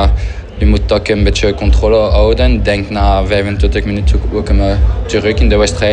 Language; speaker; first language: Dutch; non-native, fluent; French